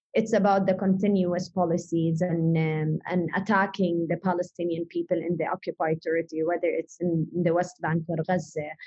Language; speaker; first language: English; early bilingual, other home language; Arabic